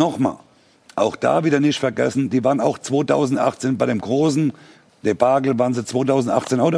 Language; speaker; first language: German; native; German